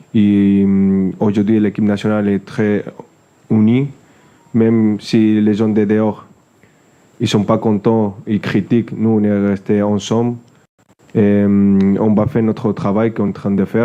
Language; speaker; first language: French; non-native, fluent; Spanish